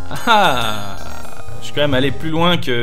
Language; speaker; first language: French; native; French